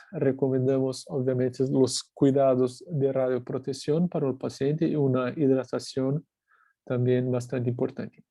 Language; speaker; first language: Spanish; non-native, fluent; Portuguese